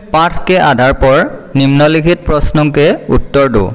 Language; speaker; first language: Hindi; non-native, local second language; Assamese